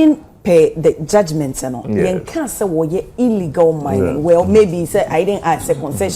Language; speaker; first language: English; non-native, local second language; Akan